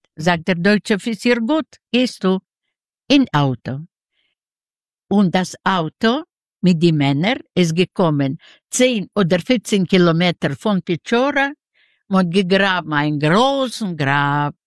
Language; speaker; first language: German; non-native, learner; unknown